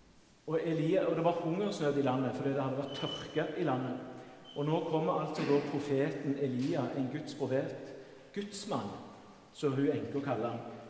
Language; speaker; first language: Norwegian; native; Norwegian